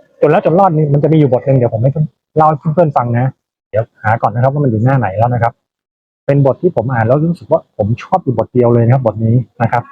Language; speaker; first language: Thai; native; Thai